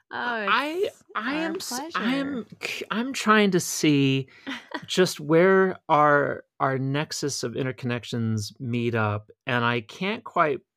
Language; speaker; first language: English; native; English